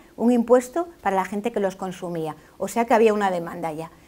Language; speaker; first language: Spanish; native; Spanish